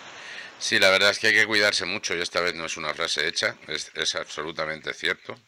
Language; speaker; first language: Spanish; native; Spanish